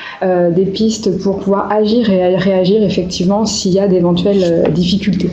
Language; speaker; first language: French; native; French